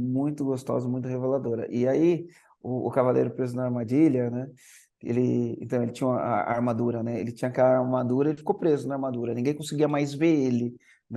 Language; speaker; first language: Portuguese; native; Portuguese